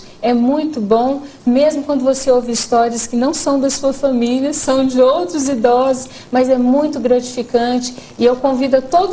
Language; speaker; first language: Portuguese; native; Portuguese